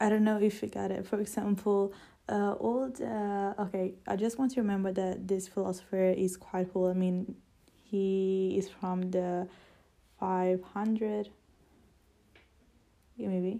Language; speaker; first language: English; non-native, fluent; Italian